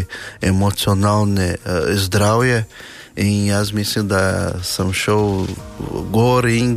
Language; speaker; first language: Slovenian; non-native, learner; Portuguese